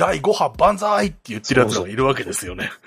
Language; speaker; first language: Japanese; native; Japanese